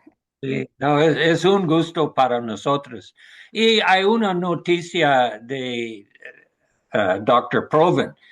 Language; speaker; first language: Spanish; non-native, learner; English